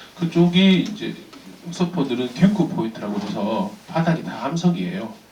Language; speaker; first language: Korean; native; Korean